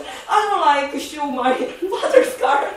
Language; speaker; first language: English; non-native, learner; Korean